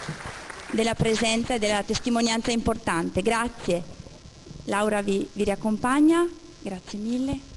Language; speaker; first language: Italian; native; Italian